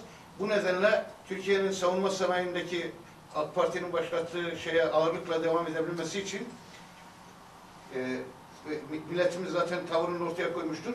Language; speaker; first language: Turkish; native; Turkish